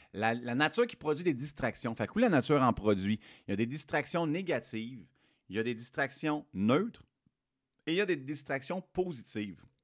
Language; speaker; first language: French; native; French